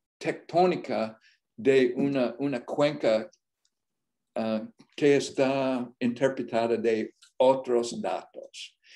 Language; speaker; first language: Spanish; non-native, learner; English